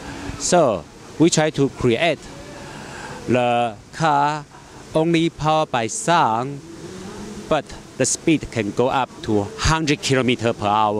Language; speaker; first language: English; non-native, learner; Chinese